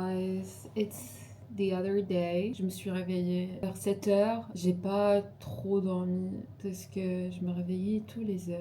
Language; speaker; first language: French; non-native, fluent; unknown